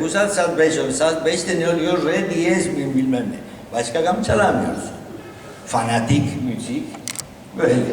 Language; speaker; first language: Turkish; non-native, learner; Spanish